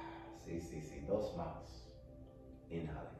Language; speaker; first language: Spanish; non-native, learner; English